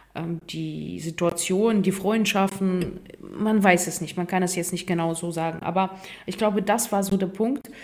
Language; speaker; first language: German; non-native, fluent; Russian